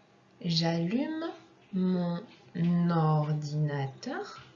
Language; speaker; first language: French; non-native, fluent; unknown